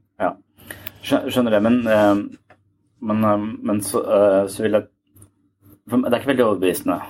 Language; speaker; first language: Norwegian; native; Norwegian